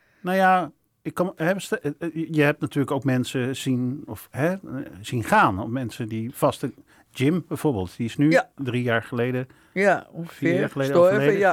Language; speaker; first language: Dutch; native; Dutch